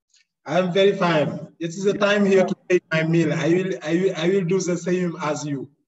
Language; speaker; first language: English; non-native, learner; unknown